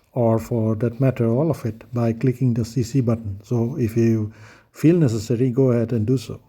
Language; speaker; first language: English; non-native, local second language; Assamese